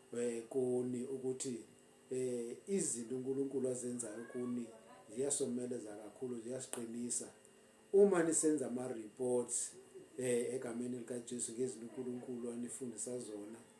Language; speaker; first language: Zulu; native; Zulu